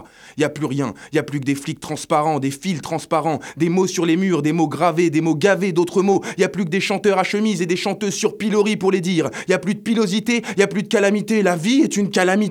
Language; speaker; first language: French; native; French